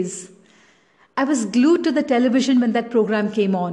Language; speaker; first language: English; non-native, local second language; Tamil